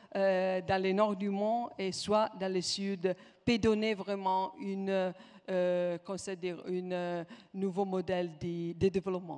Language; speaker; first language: French; non-native, fluent; Italian